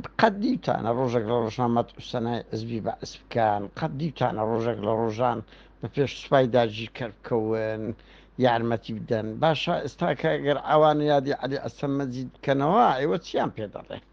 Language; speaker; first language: Central Kurdish; native; Central Kurdish